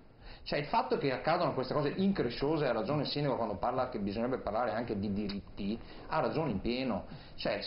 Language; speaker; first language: Italian; native; Italian